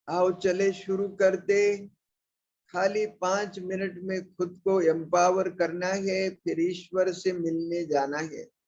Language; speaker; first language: Hindi; non-native, local second language; Marathi